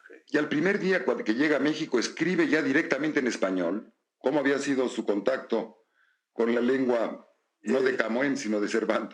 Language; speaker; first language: Spanish; native; Spanish